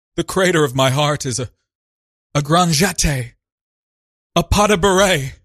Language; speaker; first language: English; native; English